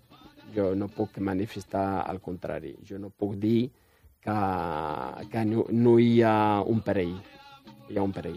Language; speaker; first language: Catalan; non-native, fluent; Riffian